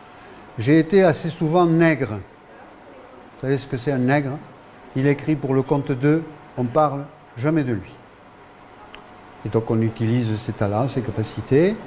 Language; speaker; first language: French; native; French